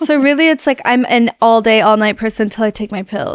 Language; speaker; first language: English; native; English